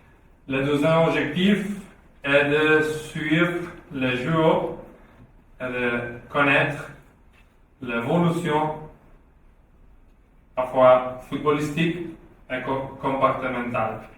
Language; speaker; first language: French; non-native, learner; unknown